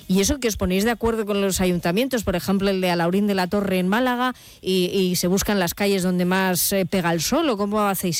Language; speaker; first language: Spanish; native; Spanish